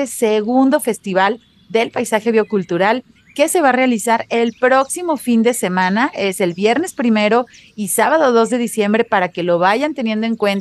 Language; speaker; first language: Spanish; native; Spanish